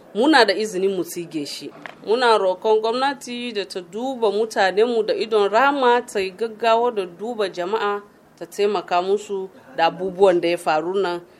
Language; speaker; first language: Hausa; non-native, local second language; Fula